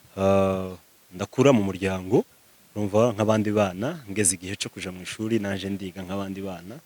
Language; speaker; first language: Kinyarwanda; native; Kinyarwanda